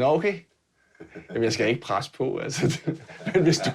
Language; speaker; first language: Danish; native; Danish